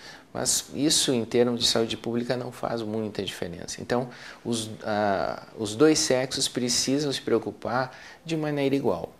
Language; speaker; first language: Portuguese; native; Portuguese